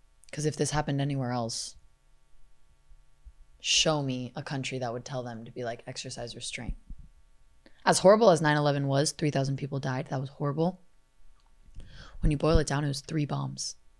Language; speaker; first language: English; native; English